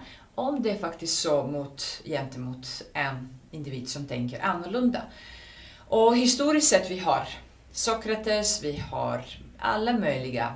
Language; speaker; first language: Swedish; non-native, fluent; Serbian